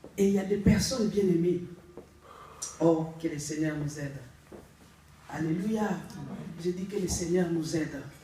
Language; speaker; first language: French; non-native, local second language; Lingala